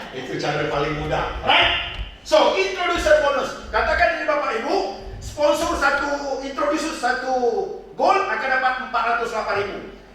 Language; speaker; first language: Malay; native; Malay